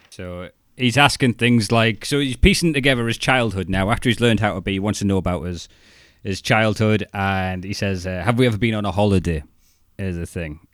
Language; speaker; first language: English; native; English